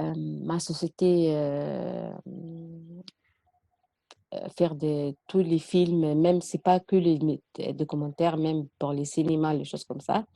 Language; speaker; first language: French; non-native, learner; Arabic